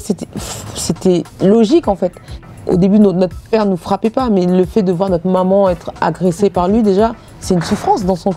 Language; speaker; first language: French; native; French